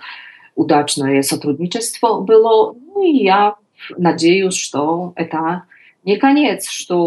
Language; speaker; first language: Russian; non-native, learner; Polish